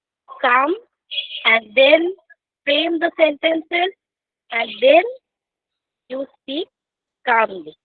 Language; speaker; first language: Hindi; non-native, local second language; Bangla